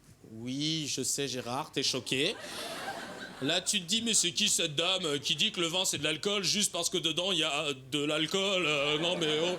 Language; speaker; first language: French; native; French